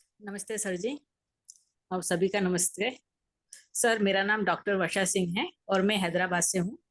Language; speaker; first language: Hindi; native; Hindi